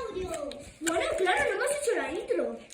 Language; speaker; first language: Spanish; native; Spanish